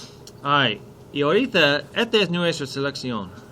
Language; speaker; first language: Spanish; non-native, learner; English